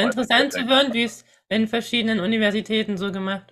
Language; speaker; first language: German; native; German